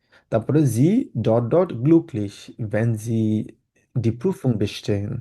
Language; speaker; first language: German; non-native, fluent; Bangla